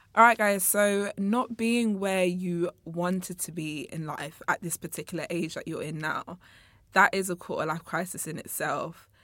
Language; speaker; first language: English; native; English